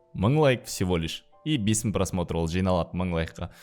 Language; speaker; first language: Russian; non-native, local second language; Kazakh